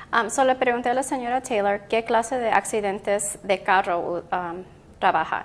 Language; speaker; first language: Spanish; early bilingual, heritage; Spanish